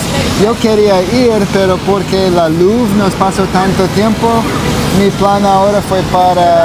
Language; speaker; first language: Spanish; non-native, learner; English